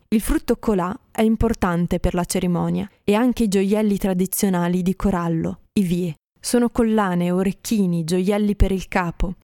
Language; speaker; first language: Italian; native; Italian